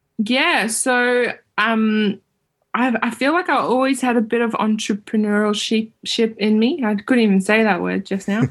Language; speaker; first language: English; early bilingual, other home language; Uyghur